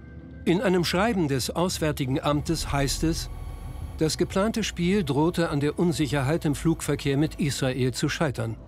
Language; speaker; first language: German; native; German